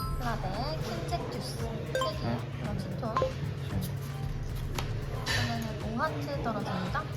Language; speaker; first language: Korean; native; Korean